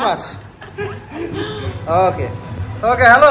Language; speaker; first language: English; non-native, learner; Nepali